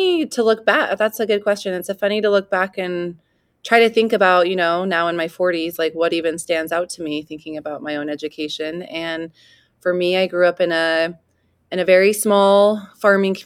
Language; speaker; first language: English; native; English